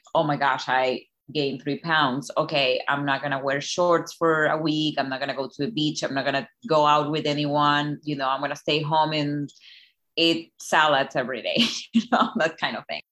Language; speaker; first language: English; non-native, fluent; Spanish